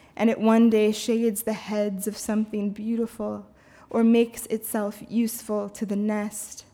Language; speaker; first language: English; native; English